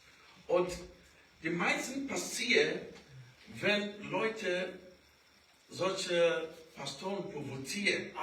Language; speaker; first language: German; non-native, learner; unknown